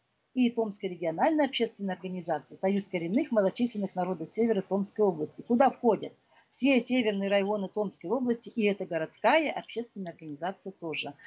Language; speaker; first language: Russian; non-native, local second language; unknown